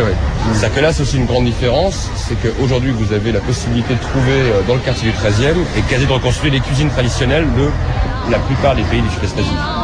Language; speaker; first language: French; native; French